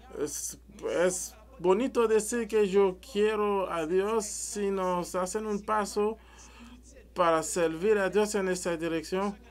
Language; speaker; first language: Spanish; non-native, learner; French